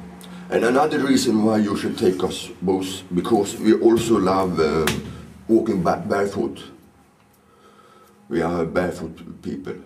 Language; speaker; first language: English; non-native, learner; Swedish